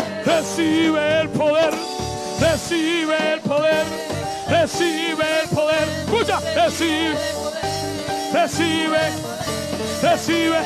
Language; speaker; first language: Spanish; native; Spanish